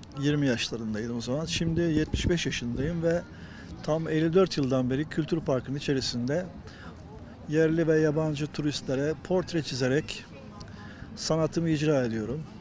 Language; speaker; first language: Turkish; native; Turkish